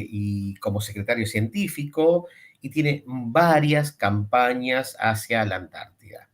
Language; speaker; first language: Spanish; native; Spanish